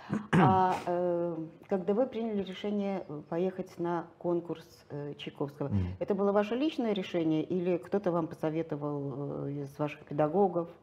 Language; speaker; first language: Russian; native; Russian